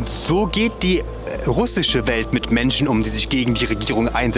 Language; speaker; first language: German; native; German